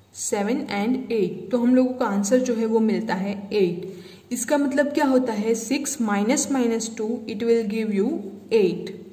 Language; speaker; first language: Hindi; non-native, local second language; Gujarati